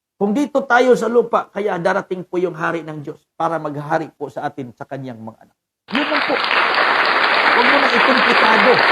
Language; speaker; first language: Filipino; non-native, local second language; Cebuano